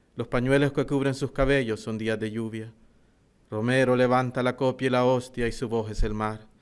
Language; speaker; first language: Spanish; native; Spanish